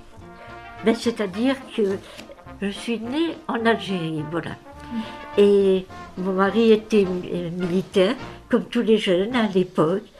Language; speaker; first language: French; native; French